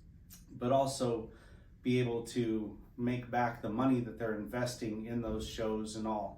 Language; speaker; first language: English; native; English